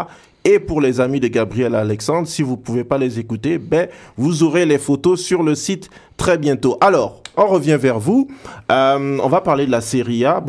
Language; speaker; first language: French; native; French